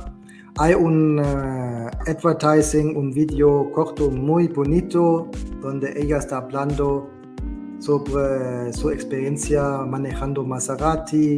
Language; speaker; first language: Spanish; non-native, fluent; German